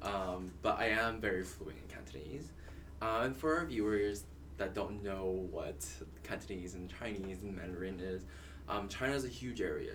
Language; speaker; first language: English; early bilingual, other home language; Cantonese